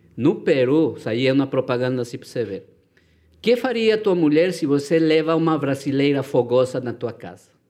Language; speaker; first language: Portuguese; non-native, fluent; Spanish